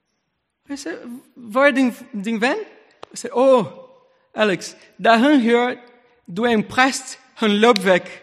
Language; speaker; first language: Danish; non-native, learner; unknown